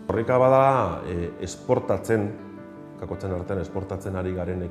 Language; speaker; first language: Basque; native; Basque